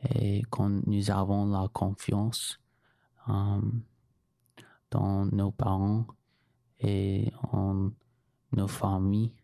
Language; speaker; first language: French; non-native, fluent; English